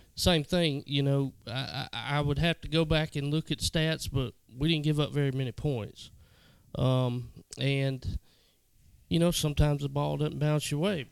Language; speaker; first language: English; native; English